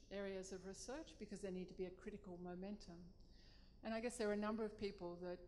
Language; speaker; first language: English; native; English